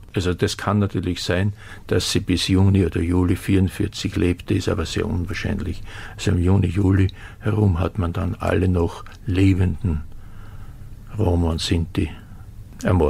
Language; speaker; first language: German; native; German